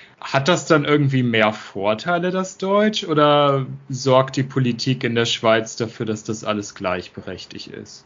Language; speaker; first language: German; native; German